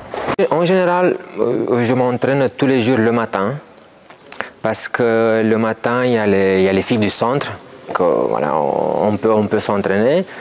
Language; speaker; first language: French; non-native, fluent; Romanian